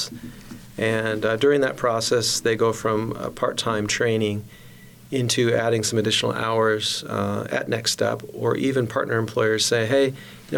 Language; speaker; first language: English; native; English